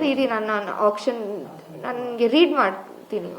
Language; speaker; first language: Kannada; non-native, local second language; Kodava